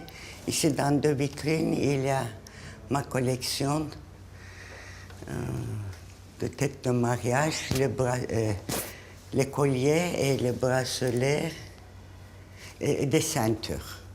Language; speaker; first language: French; non-native, fluent; Turkish